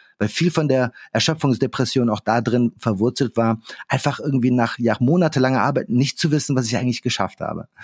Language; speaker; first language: German; early bilingual, other home language; Arabic